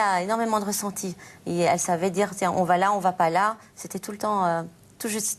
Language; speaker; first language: French; native; French